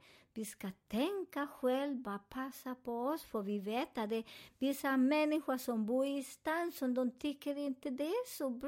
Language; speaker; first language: Swedish; non-native, learner; Spanish